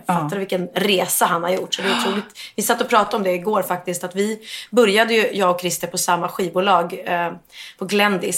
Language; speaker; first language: Swedish; native; Swedish